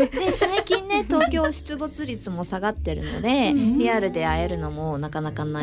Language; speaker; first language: Japanese; native; Japanese